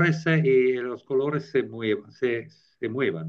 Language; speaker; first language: Spanish; non-native, learner; Italian